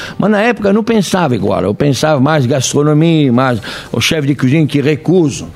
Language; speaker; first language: Portuguese; non-native, fluent; French